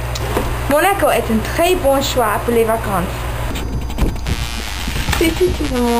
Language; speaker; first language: French; non-native, learner; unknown